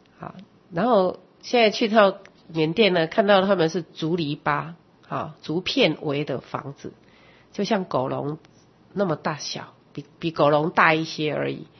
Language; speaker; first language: Chinese; native; Chinese